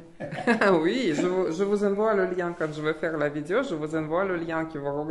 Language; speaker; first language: French; non-native, learner; Russian